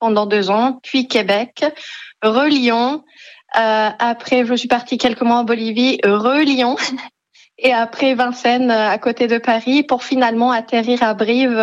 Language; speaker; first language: French; non-native, fluent; Spanish